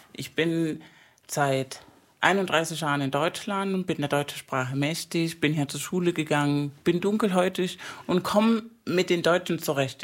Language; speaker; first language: German; early bilingual, other home language; Spanish